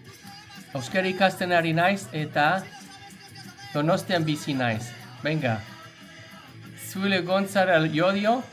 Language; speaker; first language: Basque; non-native, learner; English